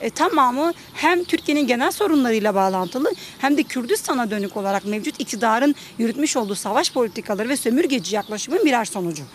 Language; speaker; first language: Turkish; native; Turkish